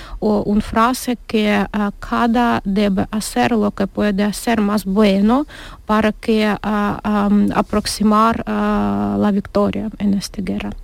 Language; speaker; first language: Spanish; non-native, learner; Ukrainian